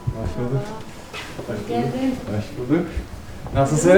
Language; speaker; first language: Turkish; non-native, learner; Dutch